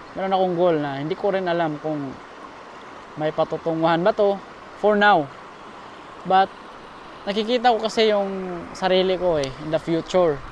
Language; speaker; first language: Filipino; non-native, local second language; Cebuano